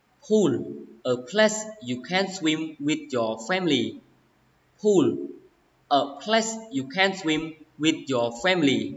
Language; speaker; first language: English; non-native, learner; Khmer